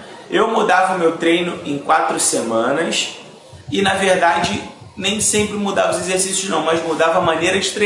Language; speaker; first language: Portuguese; native; Portuguese